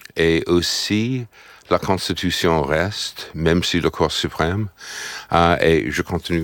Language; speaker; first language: French; non-native, fluent; English